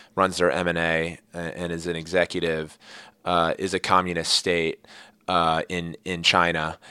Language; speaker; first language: English; early bilingual, other home language; Arabic